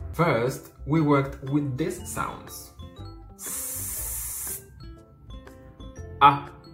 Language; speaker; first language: English; non-native, fluent; Spanish